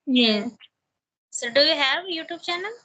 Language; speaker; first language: English; non-native, learner; Hindi